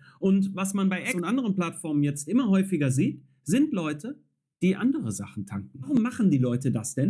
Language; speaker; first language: German; native; German